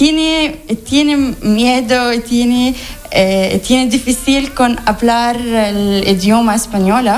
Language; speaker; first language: Spanish; non-native, learner; Arabic